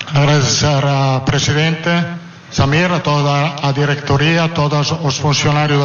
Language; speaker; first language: Portuguese; non-native, fluent; Italian